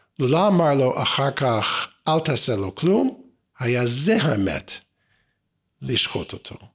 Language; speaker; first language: Hebrew; non-native, fluent; English